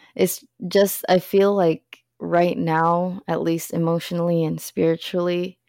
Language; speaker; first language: English; early bilingual, other home language; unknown